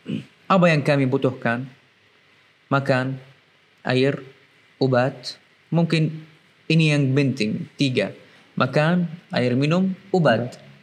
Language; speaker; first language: Indonesian; non-native, fluent; Arabic